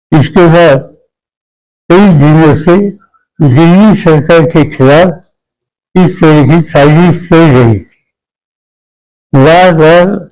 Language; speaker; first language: Hindi; non-native, local second language; Marathi